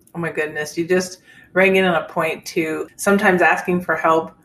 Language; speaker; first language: English; native; English